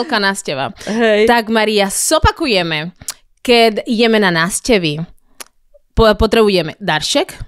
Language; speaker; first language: Slovak; non-native, fluent; Spanish